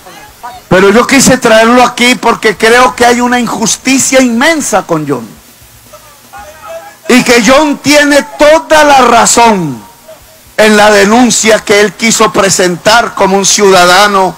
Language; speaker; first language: Spanish; native; Spanish